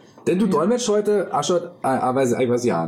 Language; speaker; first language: German; native; German